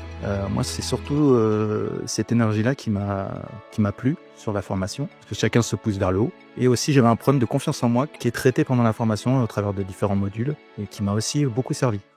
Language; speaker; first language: French; native; French